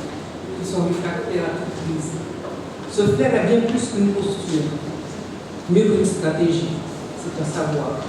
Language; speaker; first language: French; non-native, local second language; Haitian Creole